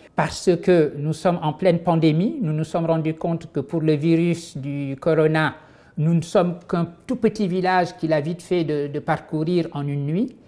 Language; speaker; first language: French; non-native, local second language; Wolof